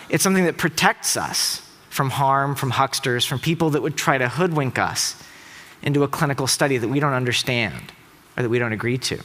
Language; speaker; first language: English; native; English